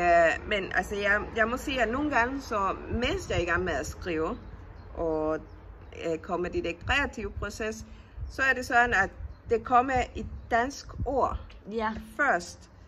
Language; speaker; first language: Danish; non-native, fluent; Spanish